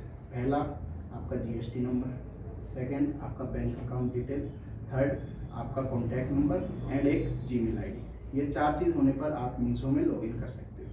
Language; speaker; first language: Hindi; native; Hindi